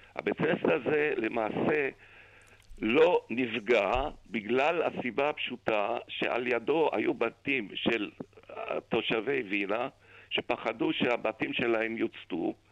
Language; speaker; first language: Hebrew; early bilingual, other home language; German